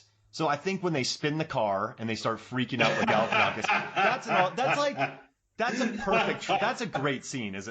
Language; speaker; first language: English; native; English